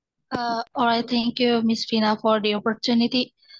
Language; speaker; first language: English; non-native, learner; Indonesian